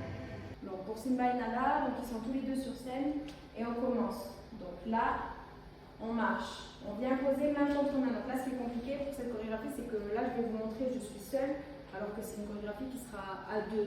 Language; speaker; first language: French; native; French